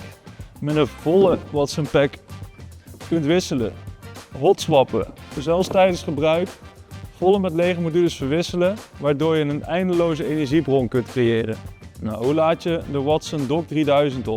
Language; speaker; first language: Dutch; native; Dutch